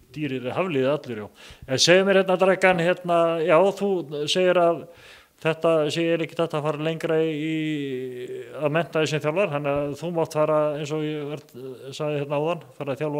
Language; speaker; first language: Icelandic; native; Icelandic